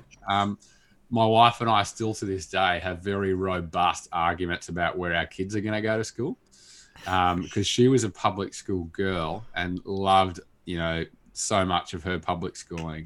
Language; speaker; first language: English; native; English